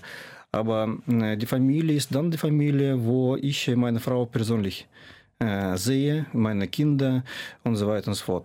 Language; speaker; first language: German; non-native, fluent; Russian